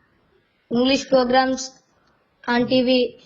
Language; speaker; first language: English; non-native, learner; Telugu